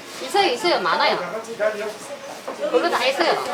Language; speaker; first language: Korean; non-native, local second language; Chinese